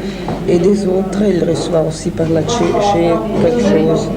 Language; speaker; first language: French; non-native, learner; Italian